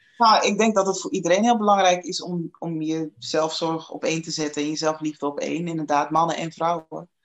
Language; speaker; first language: Dutch; non-native, fluent; English